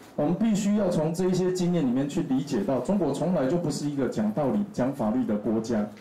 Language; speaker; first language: Chinese; non-native, local second language; Min Nan Chinese